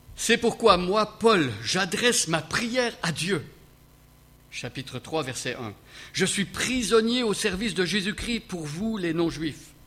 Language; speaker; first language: French; native; French